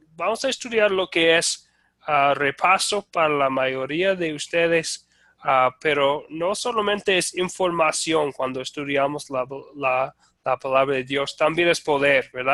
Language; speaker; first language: Spanish; non-native, fluent; English